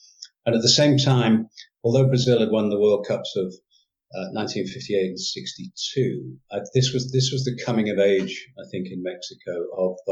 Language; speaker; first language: English; native; English